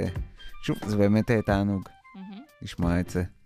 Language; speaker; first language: Hebrew; native; Hebrew